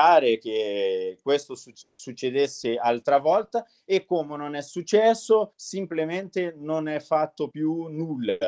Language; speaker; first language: Italian; non-native, learner; Portuguese